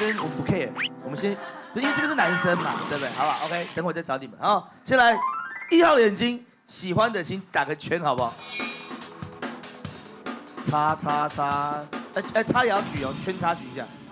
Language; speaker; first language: Chinese; native; Chinese